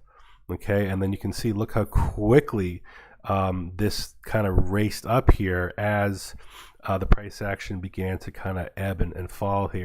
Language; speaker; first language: English; native; English